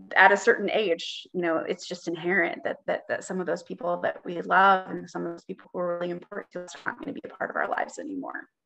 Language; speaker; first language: English; native; English